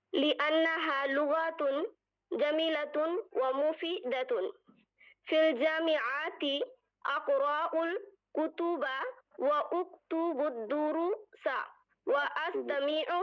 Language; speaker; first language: Arabic; non-native, learner; Bangla